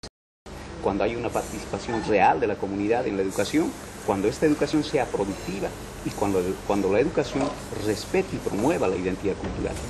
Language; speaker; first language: Spanish; native; Spanish